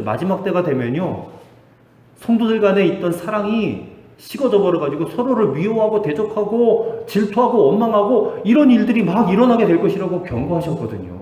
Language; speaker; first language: Korean; native; Korean